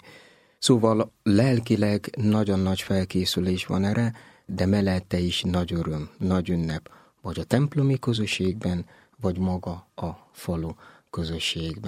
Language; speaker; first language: Hungarian; non-native, learner; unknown